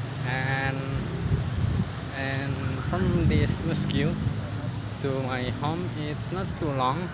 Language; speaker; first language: English; non-native, learner; Indonesian